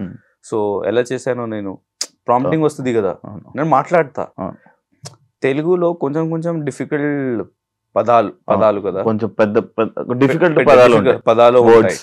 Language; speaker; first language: Telugu; non-native, learner; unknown